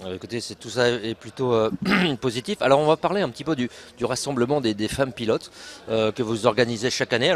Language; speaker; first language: French; native; French